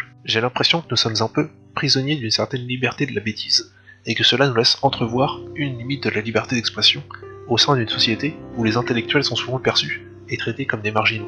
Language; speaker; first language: French; native; French